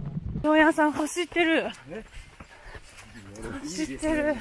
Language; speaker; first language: Japanese; native; Japanese